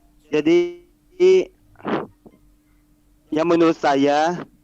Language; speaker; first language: Indonesian; non-native, learner; Malay